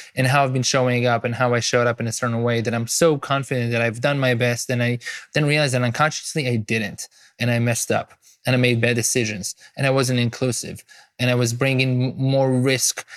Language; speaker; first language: English; non-native, fluent; Hebrew